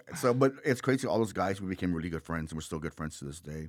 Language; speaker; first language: English; native; English